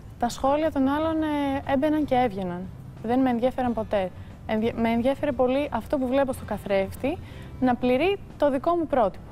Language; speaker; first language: Greek; early bilingual, heritage; Greek